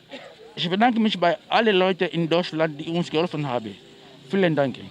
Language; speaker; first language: German; non-native, learner; Portuguese